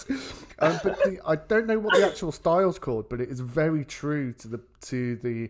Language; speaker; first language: English; native; English